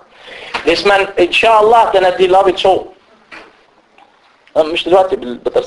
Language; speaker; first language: Danish; non-native, fluent; Arabic